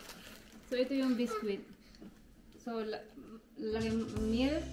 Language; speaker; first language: German; non-native, fluent; Filipino